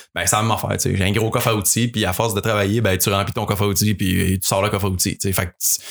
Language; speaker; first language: French; native; French